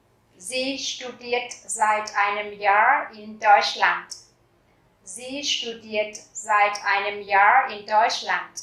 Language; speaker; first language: German; non-native, fluent; Vietnamese